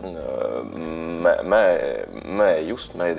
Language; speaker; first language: Estonian; non-native, fluent; French